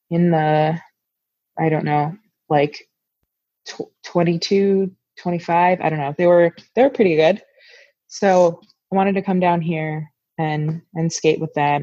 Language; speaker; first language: English; native; English